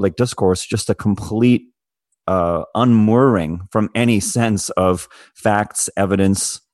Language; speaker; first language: English; native; English